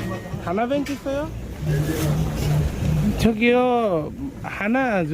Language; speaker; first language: Korean; non-native, learner; Bangla